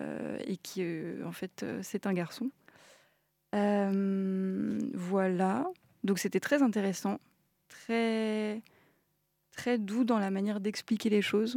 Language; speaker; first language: French; native; French